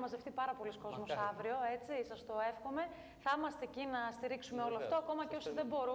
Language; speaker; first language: Greek; native; Greek